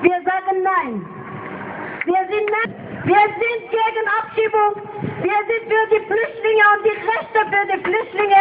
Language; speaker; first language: German; non-native, fluent; Persian